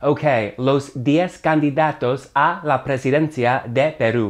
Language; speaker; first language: Spanish; non-native, fluent; English